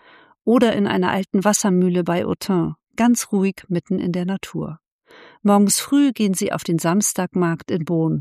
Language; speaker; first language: German; native; German